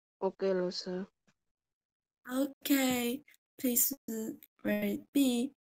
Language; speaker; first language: English; non-native, fluent; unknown